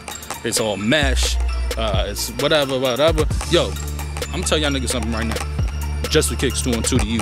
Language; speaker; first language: English; native; English